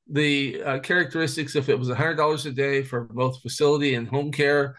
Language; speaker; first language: English; native; English